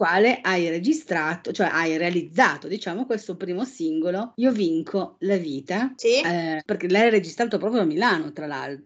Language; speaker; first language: Italian; native; Italian